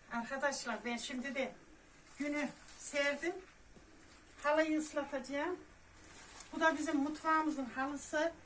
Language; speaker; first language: Turkish; native; Turkish